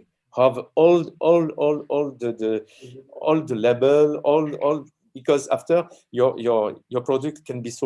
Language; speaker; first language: English; non-native, learner; French